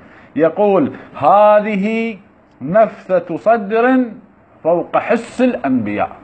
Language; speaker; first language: Arabic; native; Arabic